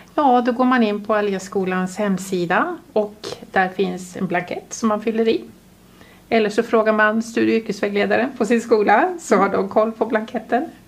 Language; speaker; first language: Swedish; native; Swedish